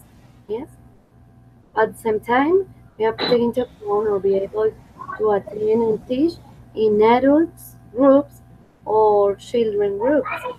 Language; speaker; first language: English; non-native, fluent; Spanish